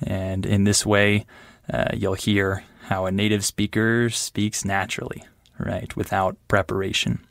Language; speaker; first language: English; native; English